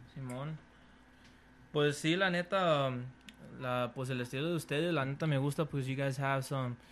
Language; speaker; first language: Spanish; early bilingual, heritage; Spanish